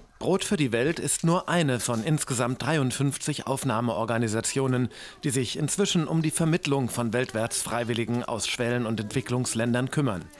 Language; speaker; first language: German; native; German